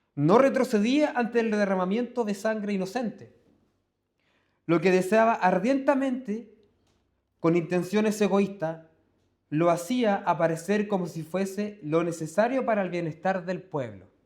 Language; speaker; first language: Spanish; native; Spanish